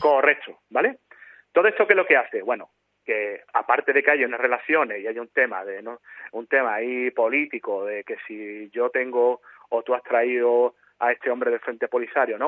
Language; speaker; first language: Spanish; native; Spanish